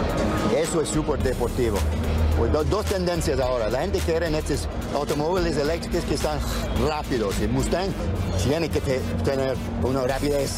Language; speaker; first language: Spanish; non-native, fluent; English